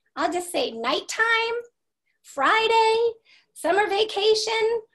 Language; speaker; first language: English; native; English